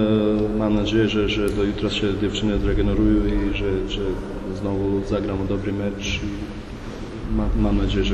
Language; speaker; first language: Polish; non-native, fluent; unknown